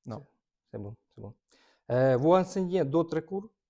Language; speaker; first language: French; non-native, learner; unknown